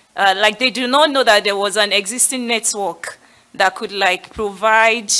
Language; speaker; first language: English; non-native, local second language; Yoruba